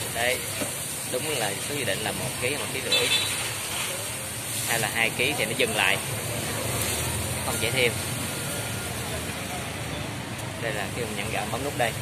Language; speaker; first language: Vietnamese; native; Vietnamese